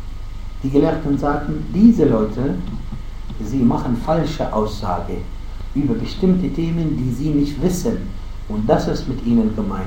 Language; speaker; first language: German; non-native, fluent; Arabic